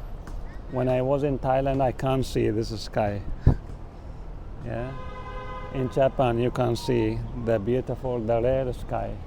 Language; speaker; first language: English; non-native, learner; Arabic